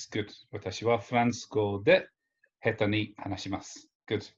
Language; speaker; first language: Japanese; non-native, fluent; English